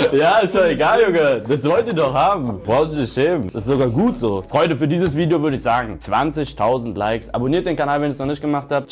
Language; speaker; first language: German; native; German